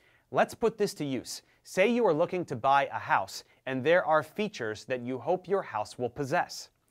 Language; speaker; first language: English; native; English